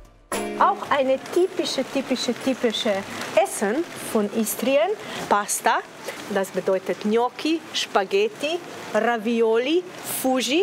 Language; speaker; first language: German; non-native, learner; Slovenian